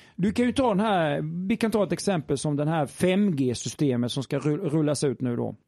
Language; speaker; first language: Swedish; native; Swedish